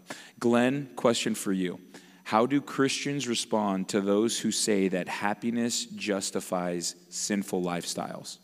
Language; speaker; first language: English; native; English